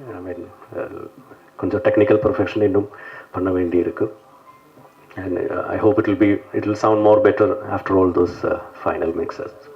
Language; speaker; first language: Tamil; non-native, learner; Malayalam